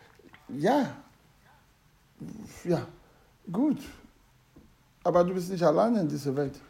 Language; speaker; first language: German; non-native, learner; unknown